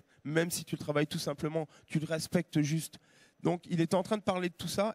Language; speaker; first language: French; native; French